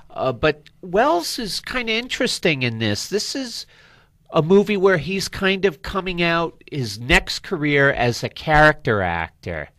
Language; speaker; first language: English; native; English